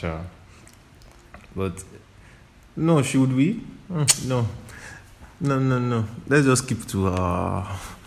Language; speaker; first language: English; non-native, local second language; Yoruba